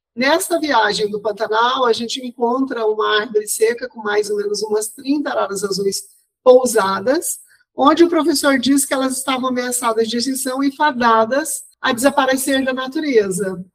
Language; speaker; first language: Portuguese; native; Portuguese